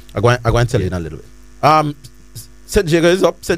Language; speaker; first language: English; native; English